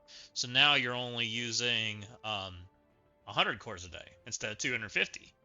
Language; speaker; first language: English; native; English